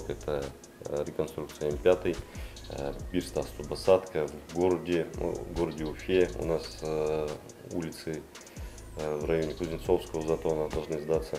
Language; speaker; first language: Russian; native; Russian